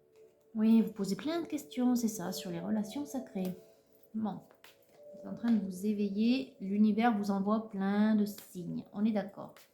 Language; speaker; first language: French; native; French